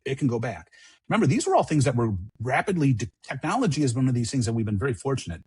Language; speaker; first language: English; native; English